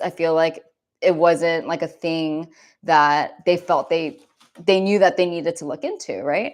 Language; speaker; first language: English; native; English